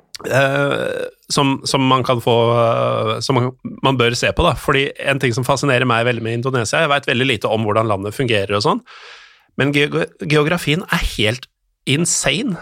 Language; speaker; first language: Norwegian; native; Norwegian